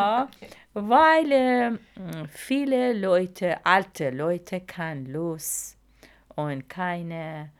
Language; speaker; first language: German; non-native, learner; Arabic